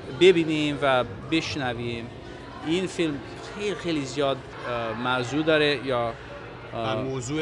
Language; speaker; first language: Persian; non-native, fluent; English